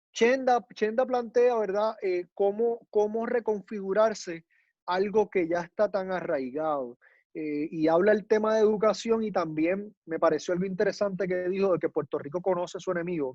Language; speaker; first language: Spanish; native; Spanish